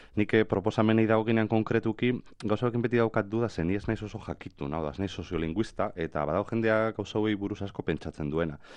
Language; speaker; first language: Basque; native; Basque